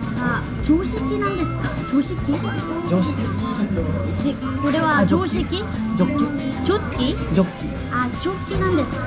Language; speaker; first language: Japanese; non-native, learner; Korean